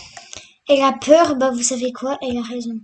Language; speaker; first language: French; native; French